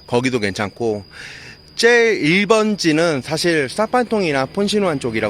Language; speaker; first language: Korean; native; Korean